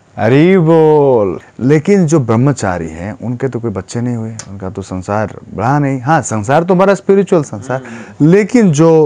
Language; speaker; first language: Hindi; non-native, fluent; Bangla